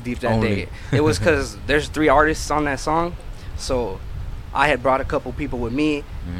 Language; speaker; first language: English; native; English